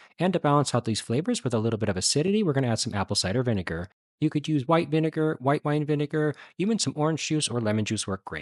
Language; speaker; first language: English; native; English